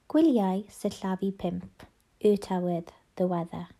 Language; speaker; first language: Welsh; non-native, learner; English